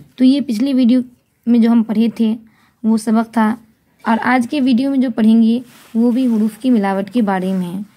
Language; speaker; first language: Hindi; native; Hindi